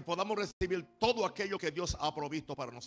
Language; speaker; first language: Spanish; native; Spanish